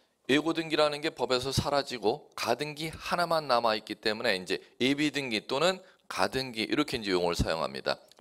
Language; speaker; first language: Korean; native; Korean